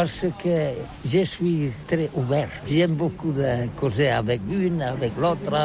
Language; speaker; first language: French; non-native, learner; Catalan